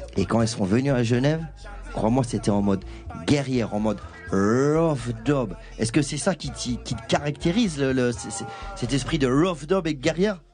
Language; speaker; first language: French; native; French